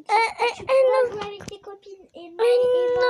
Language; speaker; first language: French; native; French